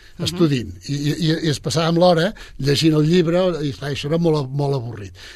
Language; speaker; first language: Catalan; native; Catalan